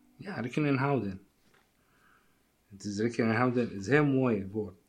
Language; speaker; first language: Dutch; non-native, learner; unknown